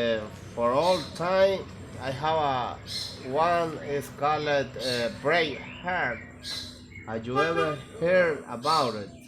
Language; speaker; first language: English; non-native, learner; Spanish